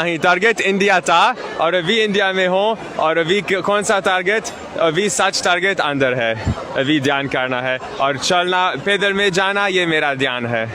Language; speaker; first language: Hindi; non-native, learner; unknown